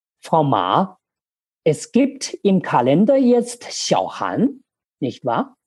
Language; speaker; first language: German; non-native, learner; Chinese